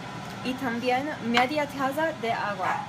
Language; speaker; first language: Spanish; non-native, learner; English